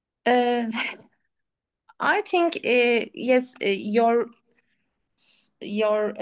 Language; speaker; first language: English; non-native, learner; Turkish